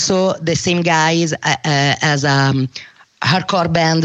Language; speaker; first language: English; non-native, learner; Russian